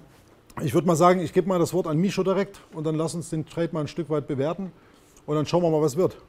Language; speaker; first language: German; native; German